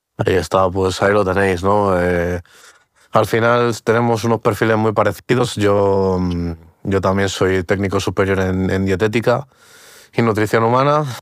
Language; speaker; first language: Spanish; early bilingual, other home language; Portuguese